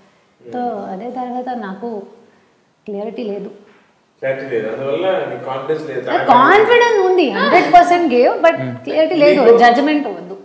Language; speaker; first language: Telugu; non-native, learner; Hindi